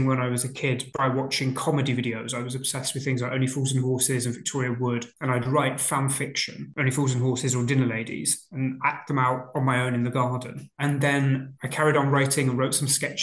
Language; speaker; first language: English; native; English